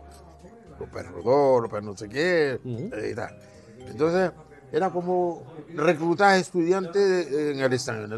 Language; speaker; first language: Spanish; non-native, fluent; Haitian Creole